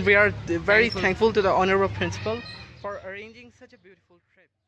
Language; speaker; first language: English; non-native, local second language; Urdu